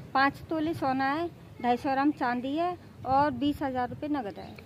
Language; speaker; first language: Hindi; native; Hindi